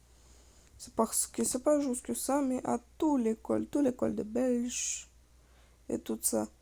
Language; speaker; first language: French; non-native, learner; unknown